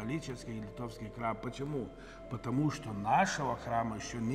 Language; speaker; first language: Russian; non-native, local second language; Lithuanian